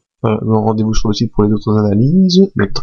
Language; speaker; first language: French; native; French